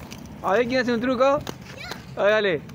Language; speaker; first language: Spanish; native; Spanish